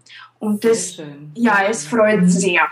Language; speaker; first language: German; non-native, fluent; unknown